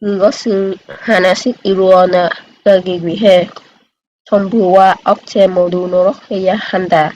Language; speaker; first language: Korean; non-native, learner; Vietnamese